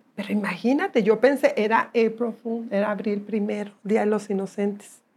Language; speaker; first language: Spanish; native; Spanish